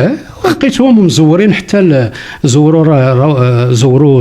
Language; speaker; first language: Arabic; native; Arabic